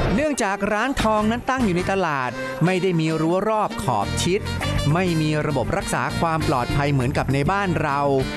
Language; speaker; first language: Thai; native; Thai